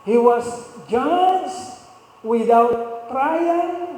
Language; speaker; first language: English; non-native, local second language; Filipino